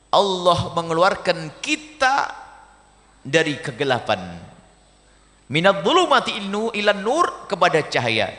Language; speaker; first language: Indonesian; non-native, fluent; Javanese